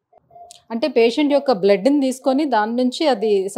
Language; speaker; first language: Telugu; native; Telugu